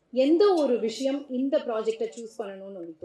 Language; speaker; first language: Tamil; native; Tamil